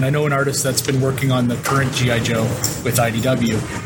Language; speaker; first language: English; native; English